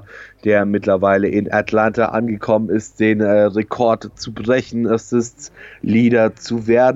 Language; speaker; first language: German; native; German